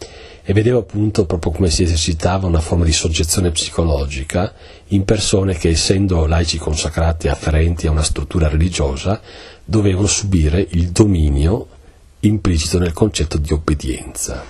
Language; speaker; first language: Italian; native; Italian